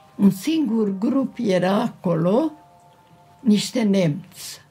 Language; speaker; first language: Romanian; non-native, local second language; Hungarian